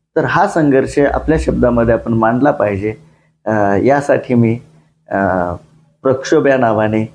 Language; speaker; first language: Marathi; non-native, local second language; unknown